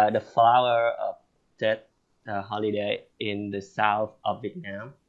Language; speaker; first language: English; non-native, learner; Vietnamese